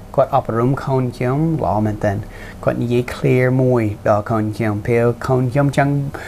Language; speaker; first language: Khmer; early bilingual, heritage; Khmer